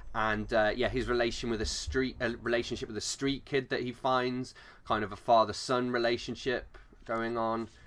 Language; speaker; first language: English; native; English